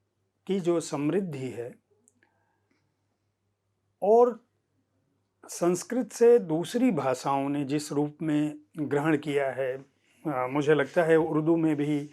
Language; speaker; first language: Hindi; native; Hindi